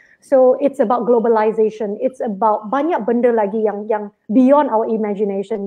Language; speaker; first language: English; non-native, local second language; Chinese